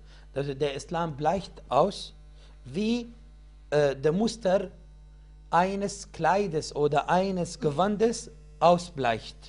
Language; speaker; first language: German; non-native, fluent; Arabic